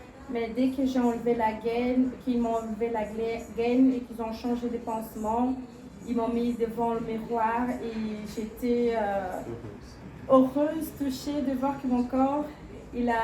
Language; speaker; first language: French; non-native, fluent; Portuguese